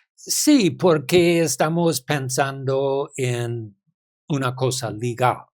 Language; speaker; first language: Spanish; non-native, learner; English